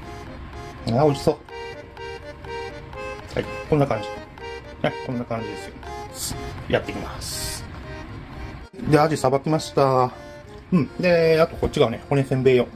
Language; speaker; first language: Japanese; native; Japanese